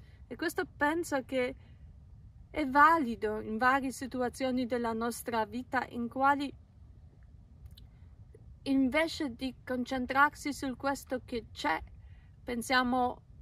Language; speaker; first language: Italian; non-native, fluent; Polish